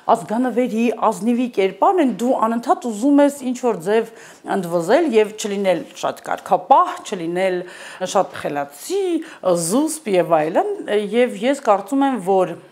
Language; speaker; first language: Armenian; native; Armenian